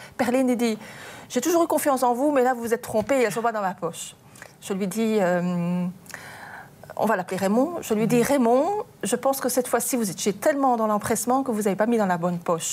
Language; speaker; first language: French; native; French